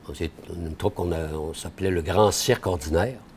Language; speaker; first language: French; native; French